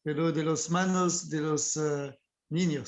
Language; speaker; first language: Spanish; non-native, learner; French